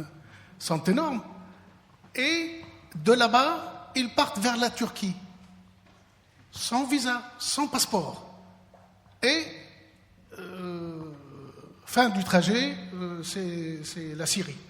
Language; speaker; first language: French; non-native, local second language; Arabic